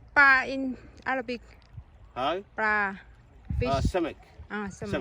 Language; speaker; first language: English; non-native, learner; Thai